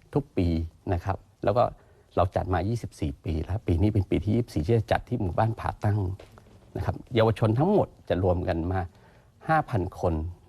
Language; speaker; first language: Thai; non-native, local second language; Chinese